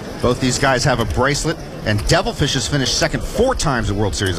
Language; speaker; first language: English; native; English